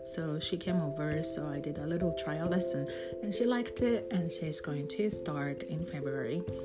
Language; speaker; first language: English; non-native, fluent; Japanese